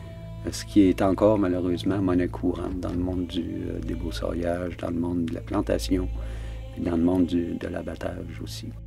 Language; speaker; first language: French; native; French